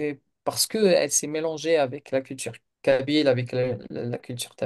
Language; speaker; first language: French; non-native, local second language; Kabyle